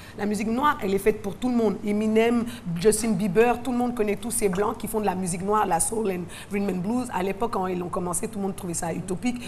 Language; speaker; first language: French; non-native, local second language; Wolof